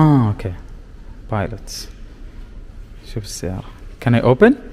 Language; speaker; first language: English; non-native, learner; Arabic